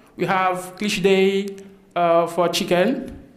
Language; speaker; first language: English; non-native, fluent; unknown